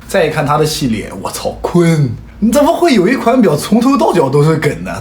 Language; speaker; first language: Chinese; native; Chinese